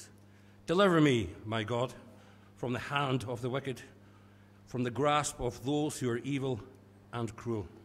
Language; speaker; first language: English; native; English